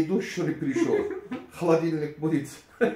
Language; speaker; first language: Russian; non-native, learner; Turkish